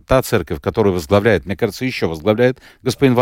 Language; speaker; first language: Russian; native; Russian